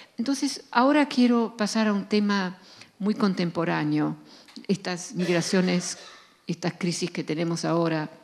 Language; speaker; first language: Spanish; non-native, fluent; Dutch